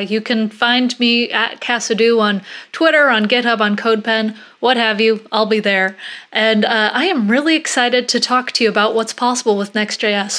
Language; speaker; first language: English; native; English